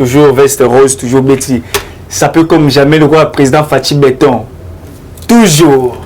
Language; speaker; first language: French; non-native, local second language; Lingala